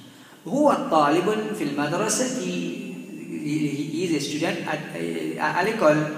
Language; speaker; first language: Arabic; non-native, fluent; French